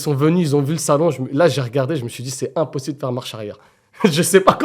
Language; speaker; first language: French; native; French